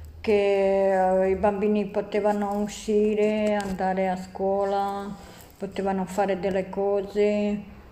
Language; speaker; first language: Italian; non-native, learner; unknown